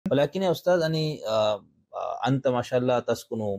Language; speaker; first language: Arabic; non-native, fluent; Urdu